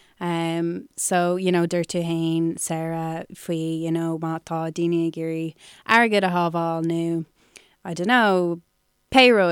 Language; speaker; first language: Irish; non-native, local second language; English